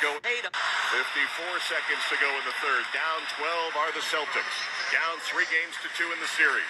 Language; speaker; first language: English; native; English